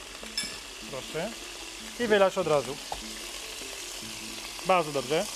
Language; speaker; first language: Polish; non-native, learner; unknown